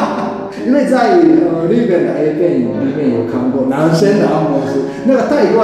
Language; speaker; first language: Chinese; non-native, fluent; Japanese